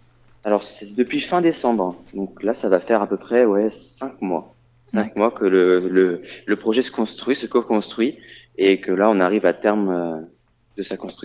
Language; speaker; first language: French; native; French